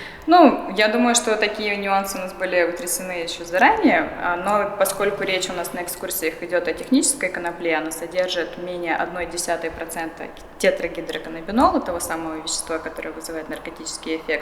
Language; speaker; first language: Russian; native; Russian